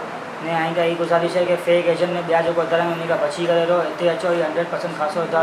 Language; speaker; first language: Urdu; non-native, local second language; Sindhi